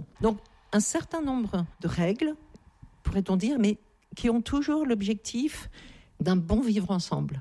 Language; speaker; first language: French; native; French